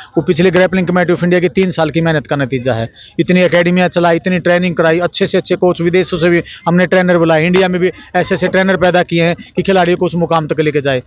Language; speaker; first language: Hindi; native; Hindi